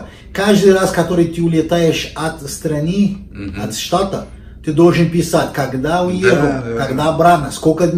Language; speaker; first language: Russian; non-native, fluent; Portuguese